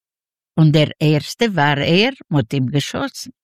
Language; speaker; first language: German; non-native, learner; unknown